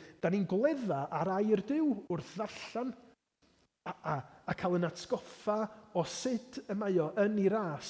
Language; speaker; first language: Welsh; native; Welsh